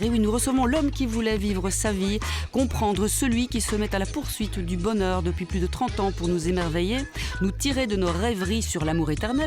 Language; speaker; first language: French; native; French